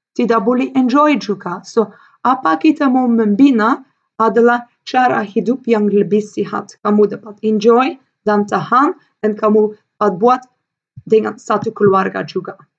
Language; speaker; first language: Malay; non-native, fluent; Dutch